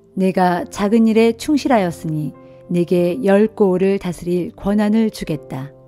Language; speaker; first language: Korean; native; Korean